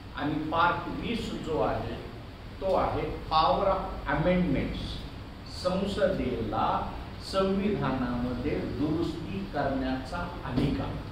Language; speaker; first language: Marathi; native; Marathi